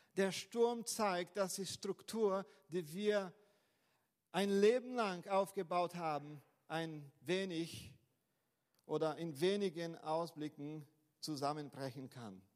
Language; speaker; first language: German; non-native, fluent; Portuguese